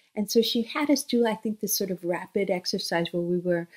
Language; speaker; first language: English; native; English